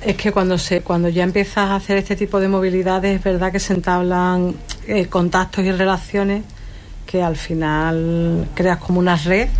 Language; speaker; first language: Spanish; native; Spanish